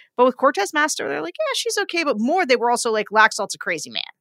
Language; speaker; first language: English; native; English